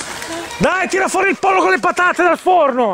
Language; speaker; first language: Italian; native; Italian